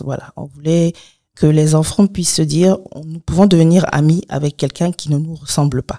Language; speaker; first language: French; native; French